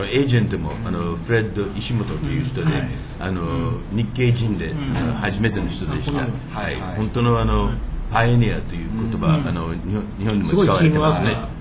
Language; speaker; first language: Japanese; early bilingual, heritage; English